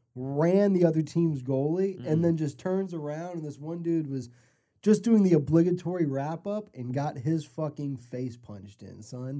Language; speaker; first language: English; native; English